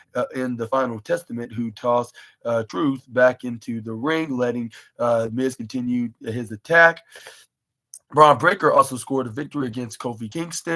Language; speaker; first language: English; native; English